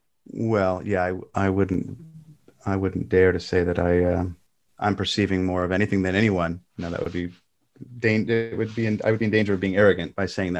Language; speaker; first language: English; native; English